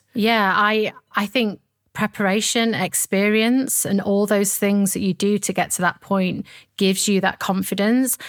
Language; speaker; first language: English; native; English